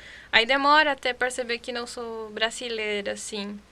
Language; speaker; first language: Portuguese; non-native, fluent; Spanish